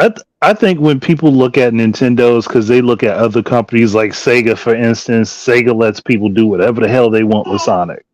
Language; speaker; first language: English; native; English